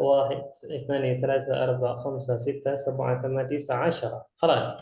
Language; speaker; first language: Arabic; non-native, fluent; Indonesian